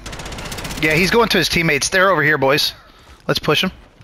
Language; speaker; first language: English; native; English